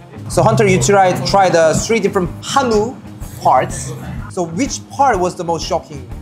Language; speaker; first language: English; non-native, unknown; Korean